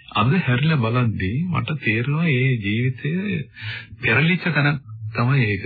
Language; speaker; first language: Sinhala; native; Sinhala